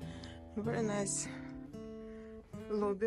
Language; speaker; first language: English; non-native, learner; Russian